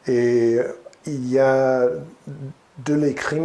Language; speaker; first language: French; non-native, learner; English